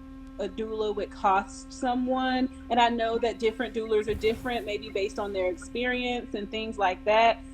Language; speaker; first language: English; native; English